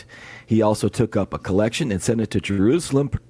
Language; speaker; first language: English; native; English